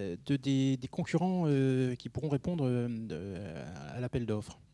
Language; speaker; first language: French; native; French